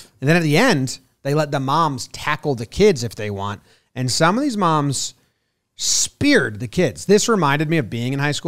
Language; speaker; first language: English; native; English